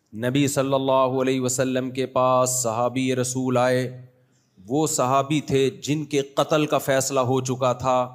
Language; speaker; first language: Urdu; native; Urdu